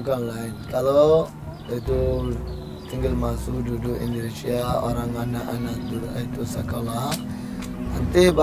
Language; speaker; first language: Indonesian; non-native, learner; Rohingya